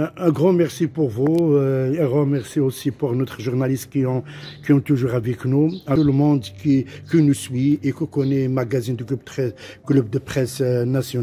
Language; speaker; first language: French; non-native, local second language; Arabic